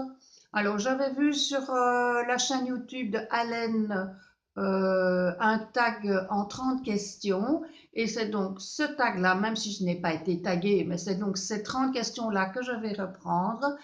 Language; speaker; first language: French; native; French